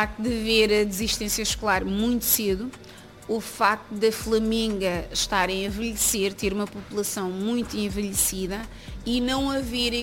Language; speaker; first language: Portuguese; native; Portuguese